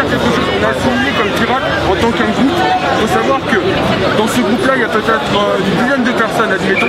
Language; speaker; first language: French; native; French